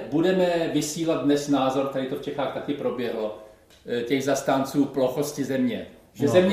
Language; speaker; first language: Czech; native; Czech